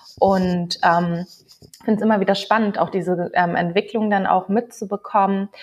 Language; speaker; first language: German; native; German